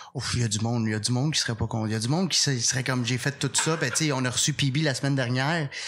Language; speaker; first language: French; native; French